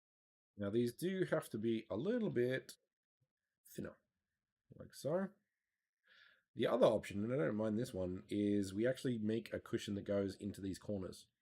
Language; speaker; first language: English; native; English